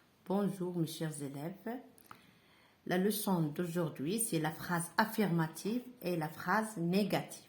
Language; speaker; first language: French; non-native, local second language; Arabic